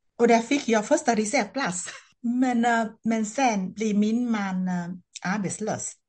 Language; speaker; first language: Swedish; non-native, fluent; Vietnamese